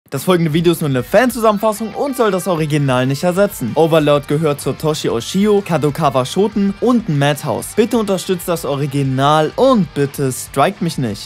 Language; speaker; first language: German; native; German